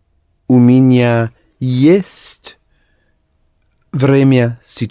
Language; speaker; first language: Russian; non-native, learner; English